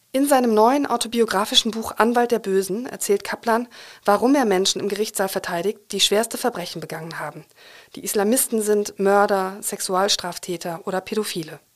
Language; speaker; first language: German; native; German